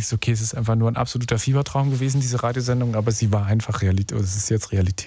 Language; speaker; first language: German; native; German